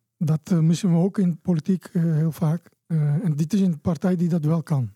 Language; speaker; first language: Dutch; non-native, fluent; Turkish